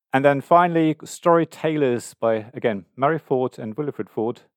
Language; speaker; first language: English; non-native, fluent; German